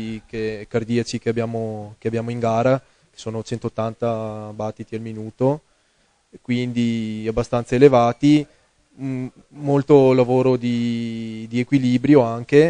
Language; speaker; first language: Italian; native; Italian